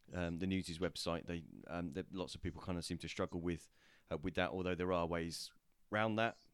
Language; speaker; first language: English; native; English